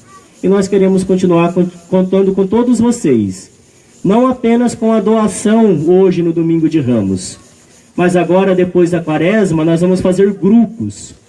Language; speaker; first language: Portuguese; native; Portuguese